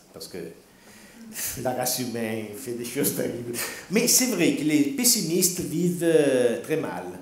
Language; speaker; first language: French; non-native, learner; Italian